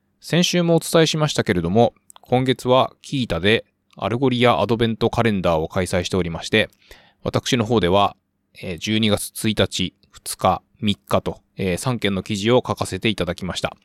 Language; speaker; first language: Japanese; native; Japanese